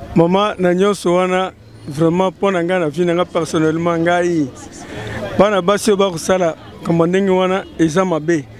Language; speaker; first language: Lingala; native; Lingala